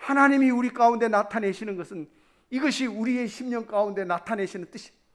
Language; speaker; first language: Korean; native; Korean